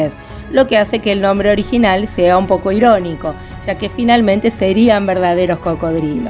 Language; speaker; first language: Spanish; native; Spanish